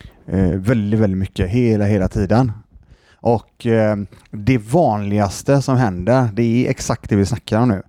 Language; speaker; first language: Swedish; native; Swedish